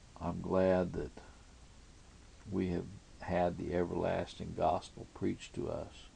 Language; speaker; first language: English; native; English